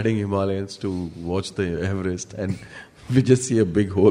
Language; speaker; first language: English; non-native, local second language; Kannada